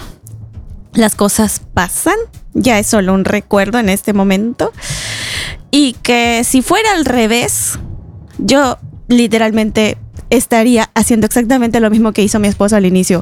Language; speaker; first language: Spanish; native; Spanish